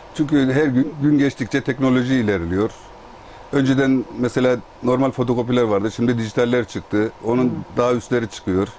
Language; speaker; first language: Turkish; native; Turkish